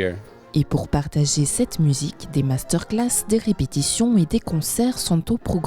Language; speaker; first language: French; native; French